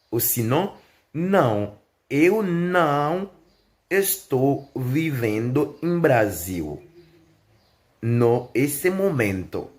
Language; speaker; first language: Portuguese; non-native, learner; Haitian Creole